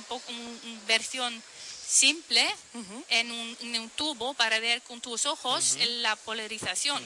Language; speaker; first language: Spanish; non-native, fluent; Dutch